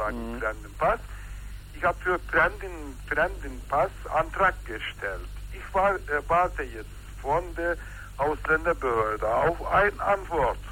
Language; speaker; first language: German; non-native, learner; Turkish